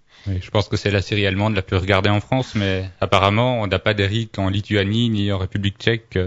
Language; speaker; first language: French; native; French